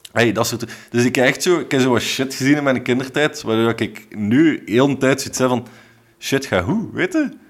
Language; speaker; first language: Dutch; native; Dutch